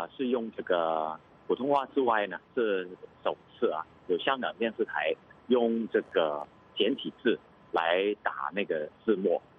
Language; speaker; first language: Chinese; non-native, local second language; Cantonese